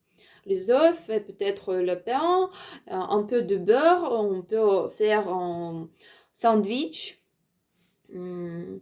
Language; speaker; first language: French; non-native, learner; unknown